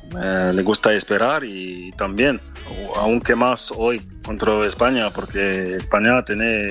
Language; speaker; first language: Spanish; non-native, fluent; French